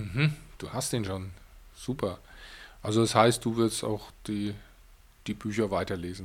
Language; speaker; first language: German; native; German